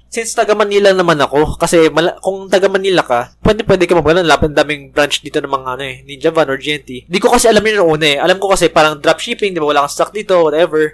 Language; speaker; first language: Filipino; native; Filipino